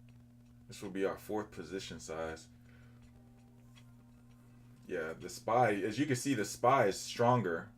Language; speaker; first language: English; native; English